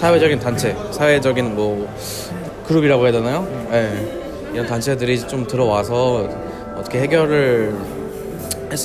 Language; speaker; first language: Korean; early bilingual, other home language; Bangla